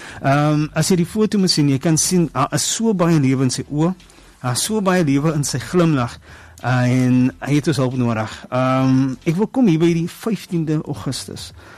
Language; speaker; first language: Afrikaans; early bilingual, heritage; Afrikaans